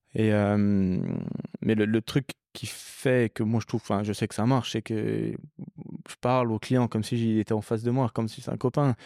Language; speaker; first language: French; early bilingual, other home language; English